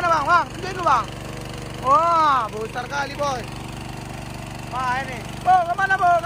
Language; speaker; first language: Indonesian; native; Indonesian